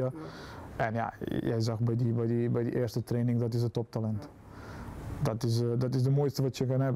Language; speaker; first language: Dutch; non-native, fluent; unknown